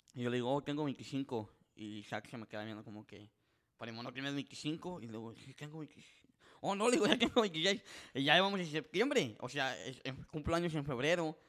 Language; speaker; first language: Spanish; early bilingual, heritage; Spanish